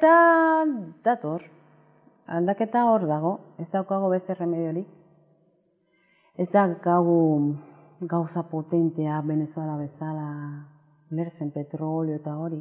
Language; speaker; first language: Basque; non-native, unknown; Spanish